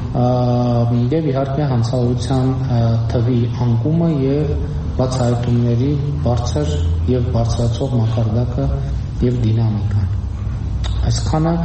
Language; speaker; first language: Armenian; native; Armenian